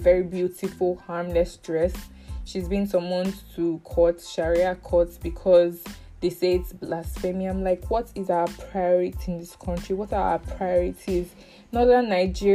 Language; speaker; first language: English; non-native, local second language; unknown